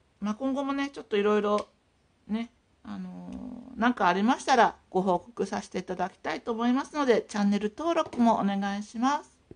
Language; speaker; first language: Japanese; native; Japanese